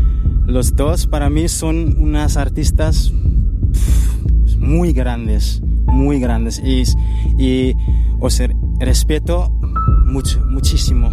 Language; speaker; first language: Spanish; non-native, fluent; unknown